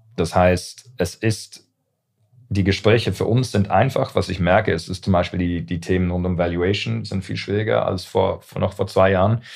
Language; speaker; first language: German; early bilingual, heritage; English